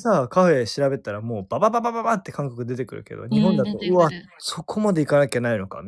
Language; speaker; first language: Japanese; native; Japanese